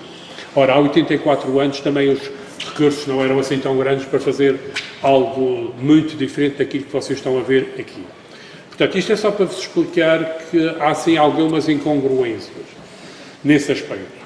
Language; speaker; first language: Portuguese; native; Portuguese